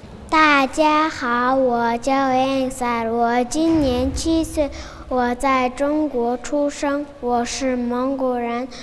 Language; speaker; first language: Chinese; non-native, learner; Mongolian